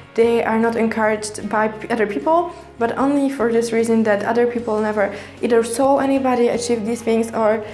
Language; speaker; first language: English; non-native, fluent; Polish